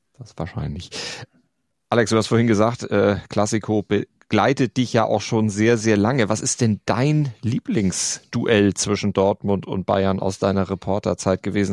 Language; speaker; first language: German; native; German